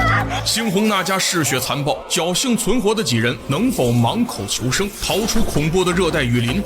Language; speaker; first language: Chinese; native; Chinese